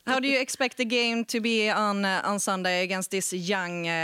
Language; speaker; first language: English; non-native, fluent; Swedish